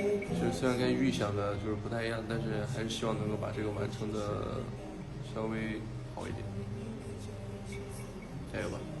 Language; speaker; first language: Chinese; native; Chinese